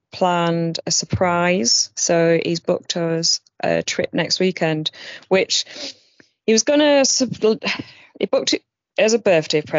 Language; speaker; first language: English; native; English